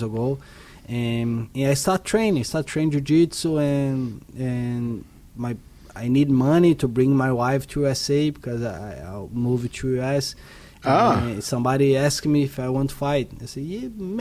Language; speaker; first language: English; non-native, learner; Portuguese